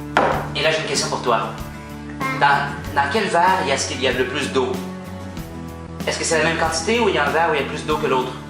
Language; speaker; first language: French; native; French